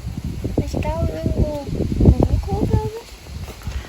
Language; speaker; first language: German; early bilingual, other home language; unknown